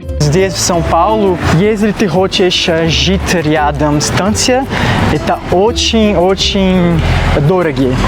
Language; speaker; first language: Russian; non-native, learner; Portuguese